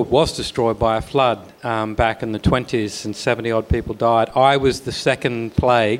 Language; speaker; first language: English; native; English